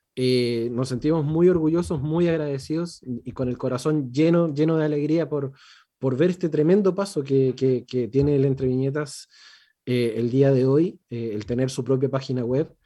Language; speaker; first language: Spanish; native; Spanish